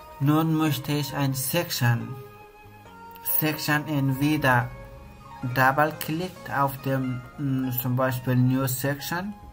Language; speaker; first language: German; non-native, learner; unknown